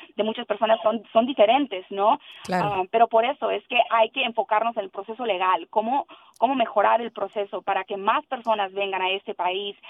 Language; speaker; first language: Spanish; native; Spanish